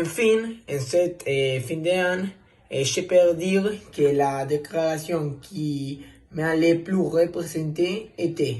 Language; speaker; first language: French; non-native, learner; Spanish